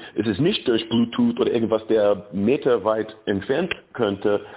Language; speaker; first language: German; non-native, fluent; English